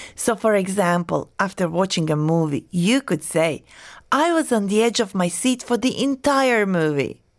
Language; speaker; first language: English; non-native, fluent; Croatian